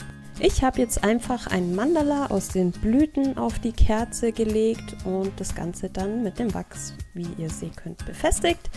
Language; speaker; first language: German; native; German